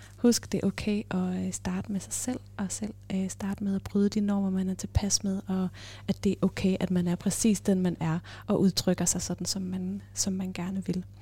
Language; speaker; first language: Danish; native; Danish